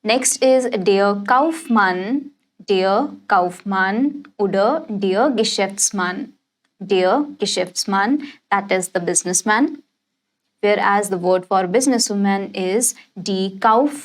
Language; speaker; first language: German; non-native, fluent; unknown